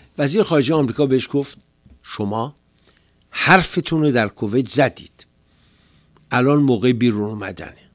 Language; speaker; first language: Persian; native; Persian